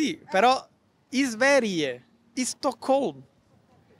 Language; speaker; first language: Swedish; non-native, learner; Italian